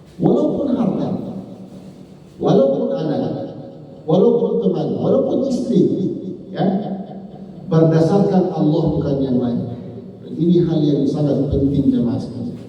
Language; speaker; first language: Indonesian; non-native, learner; Arabic